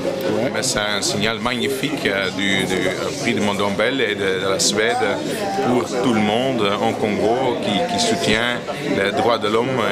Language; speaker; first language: French; non-native, local second language; Dutch